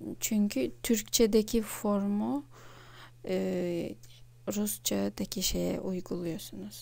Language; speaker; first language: Turkish; non-native, fluent; Russian